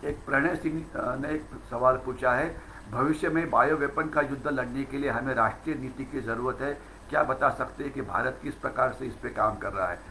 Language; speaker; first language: Hindi; non-native, local second language; Marathi